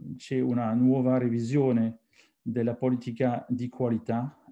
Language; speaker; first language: Italian; non-native, fluent; French